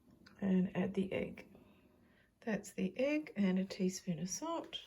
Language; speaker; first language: English; native; English